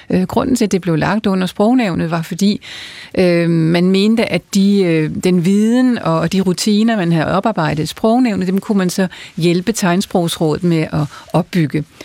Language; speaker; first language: Danish; early bilingual, other home language; German